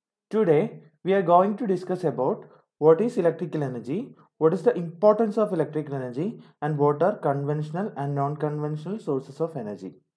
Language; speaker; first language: English; non-native, local second language; Malayalam